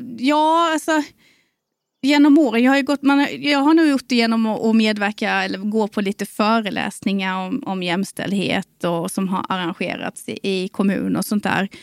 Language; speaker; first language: Swedish; native; Swedish